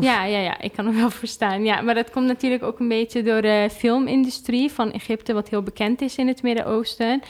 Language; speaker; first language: Dutch; non-native, fluent; Arabic